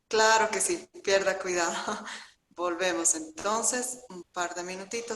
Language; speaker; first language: Spanish; native; Spanish